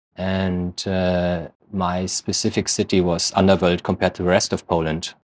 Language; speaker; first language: English; non-native, fluent; German